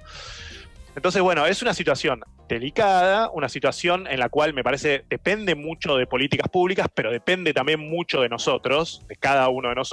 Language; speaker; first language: Spanish; native; Spanish